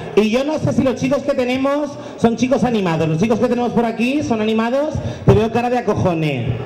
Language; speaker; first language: Spanish; native; Spanish